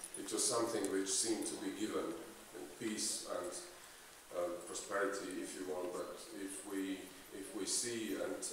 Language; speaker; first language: English; non-native, fluent; Slovak